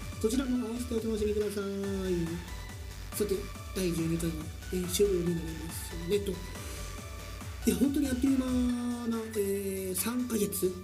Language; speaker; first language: Japanese; native; Japanese